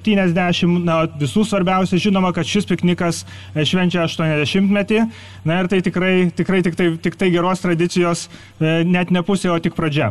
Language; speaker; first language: Lithuanian; native; Lithuanian